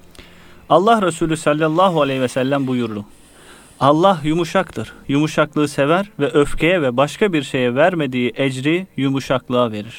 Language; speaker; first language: Turkish; native; Turkish